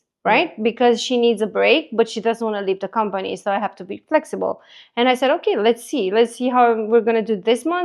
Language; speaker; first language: English; non-native, fluent; Romanian